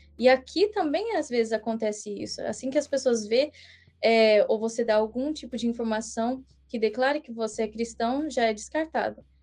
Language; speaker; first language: Portuguese; early bilingual, heritage; English